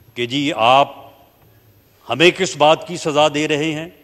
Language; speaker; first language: Urdu; native; Urdu